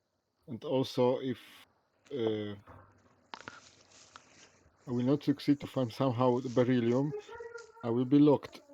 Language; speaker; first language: English; non-native, learner; Polish